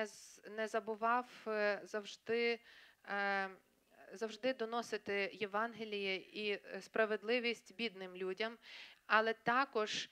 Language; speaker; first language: Ukrainian; native; Ukrainian